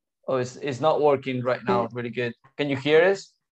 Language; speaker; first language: English; non-native, fluent; Spanish